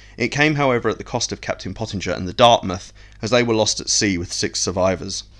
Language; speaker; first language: English; native; English